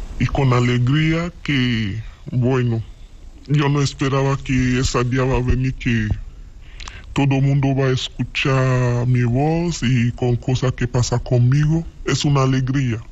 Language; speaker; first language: Spanish; non-native, learner; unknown